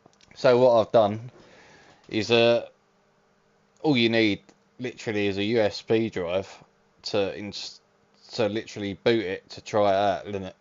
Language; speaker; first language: English; native; English